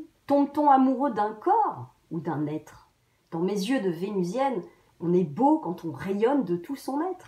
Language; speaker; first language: French; native; French